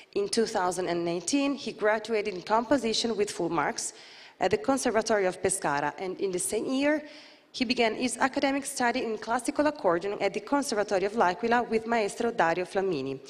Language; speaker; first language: English; non-native, fluent; Italian